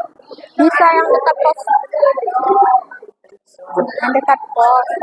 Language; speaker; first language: Indonesian; native; Indonesian